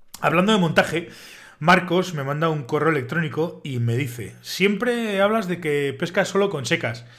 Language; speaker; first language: Spanish; native; Spanish